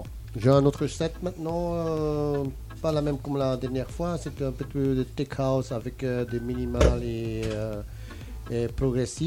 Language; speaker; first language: French; non-native, learner; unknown